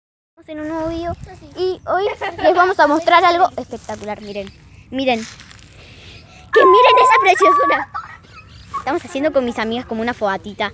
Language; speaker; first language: Spanish; native; Spanish